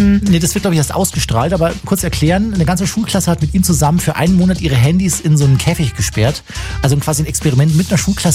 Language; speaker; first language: German; native; German